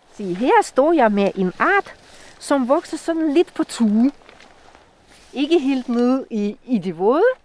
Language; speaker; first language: Danish; non-native, fluent; Russian